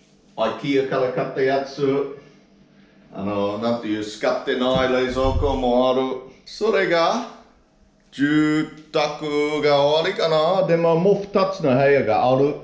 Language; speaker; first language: Japanese; non-native, learner; English